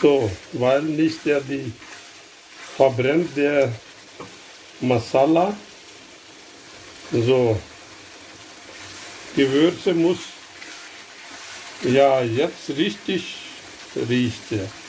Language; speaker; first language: German; non-native, learner; Urdu